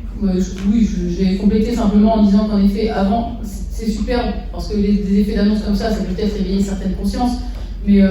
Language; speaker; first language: French; native; French